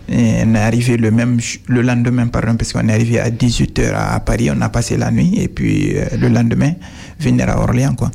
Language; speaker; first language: French; non-native, local second language; Fula